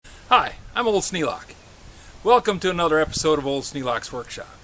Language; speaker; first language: English; native; English